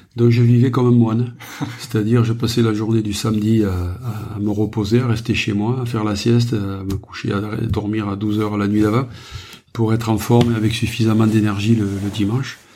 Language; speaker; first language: French; native; French